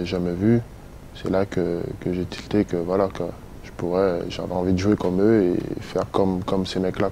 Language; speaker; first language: French; native; French